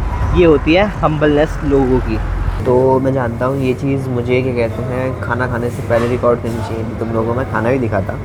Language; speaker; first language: Hindi; native; Hindi